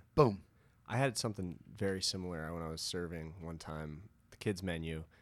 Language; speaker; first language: English; native; English